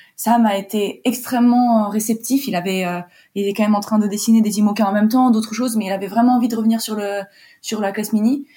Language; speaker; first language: French; early bilingual, heritage; French